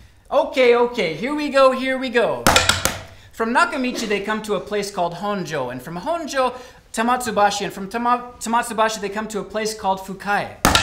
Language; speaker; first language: English; native; English